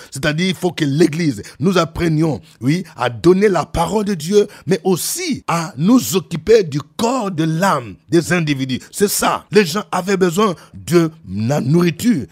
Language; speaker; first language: French; non-native, local second language; Lingala